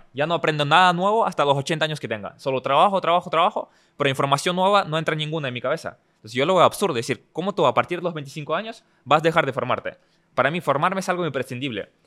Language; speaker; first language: Spanish; early bilingual, other home language; Russian